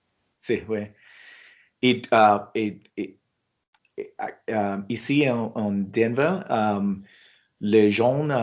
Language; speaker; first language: French; non-native, learner; English